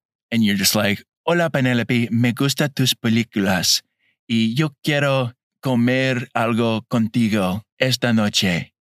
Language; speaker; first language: Spanish; non-native, learner; English